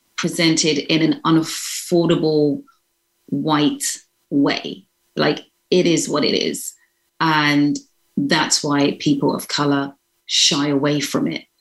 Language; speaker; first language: English; native; English